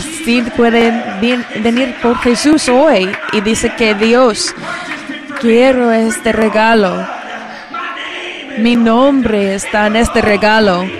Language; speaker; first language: Spanish; non-native, learner; English